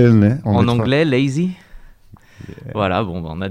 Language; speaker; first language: French; native; French